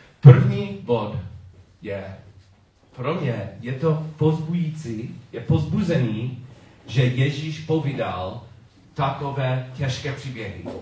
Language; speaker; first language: Czech; non-native, learner; English